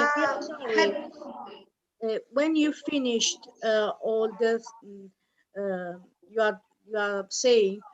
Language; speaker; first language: English; non-native, fluent; Italian